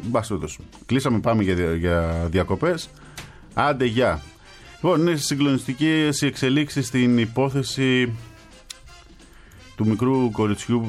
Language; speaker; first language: Greek; native; Greek